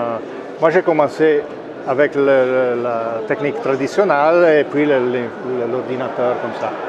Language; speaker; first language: French; non-native, local second language; Italian